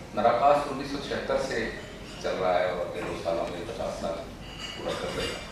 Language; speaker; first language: Hindi; native; Hindi